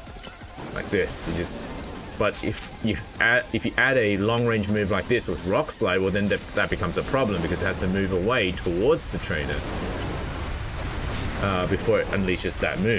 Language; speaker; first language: English; native; English